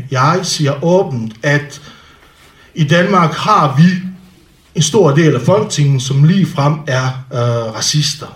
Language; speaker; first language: Danish; non-native, fluent; Bosnian